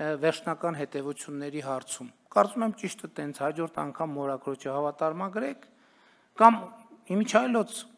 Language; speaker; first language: Armenian; native; Armenian